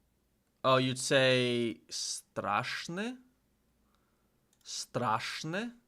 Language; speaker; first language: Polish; non-native, learner; English